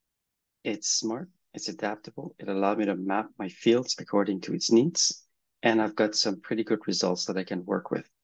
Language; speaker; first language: English; native; English